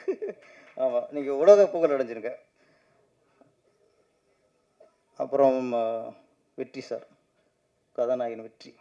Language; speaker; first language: Tamil; native; Tamil